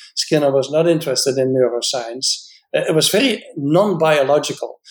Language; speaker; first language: English; non-native, fluent; Dutch